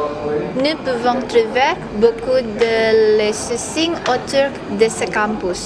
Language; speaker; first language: French; non-native, learner; Indonesian